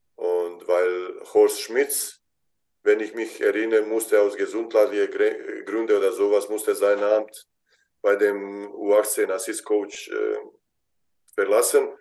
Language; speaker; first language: German; non-native, fluent; Bosnian